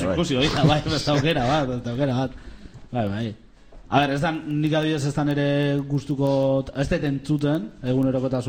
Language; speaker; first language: Basque; native; Basque